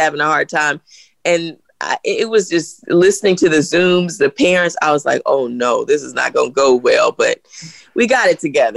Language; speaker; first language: English; native; English